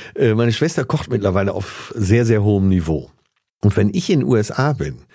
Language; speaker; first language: German; native; German